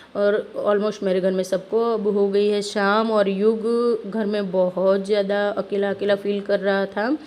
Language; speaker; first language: Hindi; non-native, local second language; Gujarati